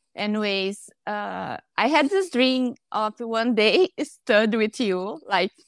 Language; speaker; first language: English; non-native, fluent; Portuguese